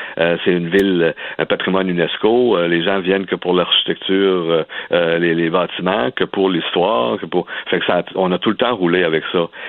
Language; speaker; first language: French; native; French